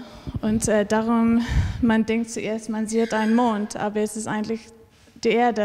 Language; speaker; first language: German; non-native, learner; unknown